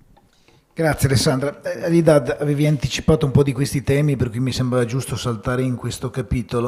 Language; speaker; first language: Italian; native; Italian